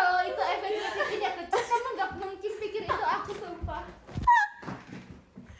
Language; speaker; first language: Indonesian; early bilingual, heritage; Indonesian